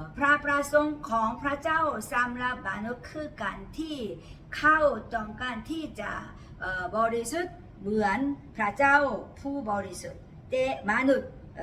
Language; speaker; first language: Thai; non-native, learner; Korean